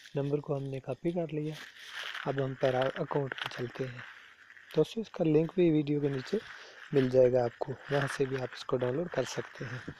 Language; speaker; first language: Urdu; non-native, local second language; Punjabi